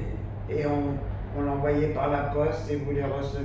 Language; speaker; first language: French; native; French